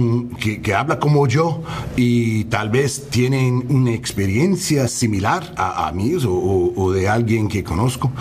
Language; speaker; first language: Spanish; non-native, learner; English